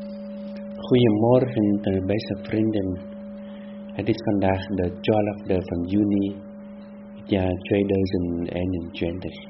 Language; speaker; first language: Dutch; non-native, fluent; Vietnamese